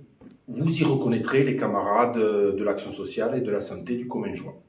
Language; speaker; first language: French; native; French